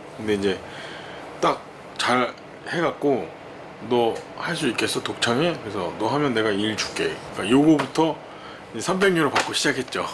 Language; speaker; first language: Korean; native; Korean